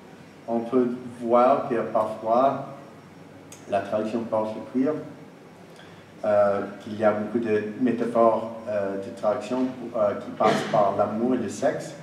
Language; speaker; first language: French; non-native, fluent; English